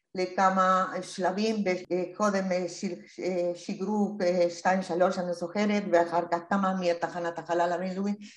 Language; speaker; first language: Hebrew; non-native, fluent; Spanish